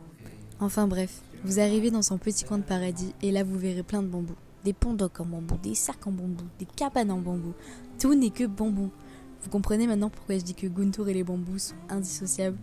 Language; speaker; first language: French; native; French